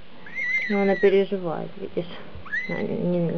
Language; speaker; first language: Russian; native; Russian